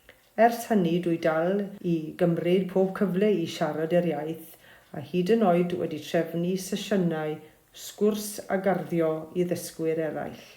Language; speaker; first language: Welsh; non-native, fluent; German